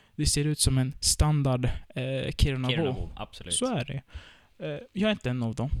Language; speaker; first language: Swedish; early bilingual, other home language; Turkish